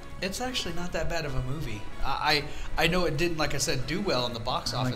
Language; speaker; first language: English; native; English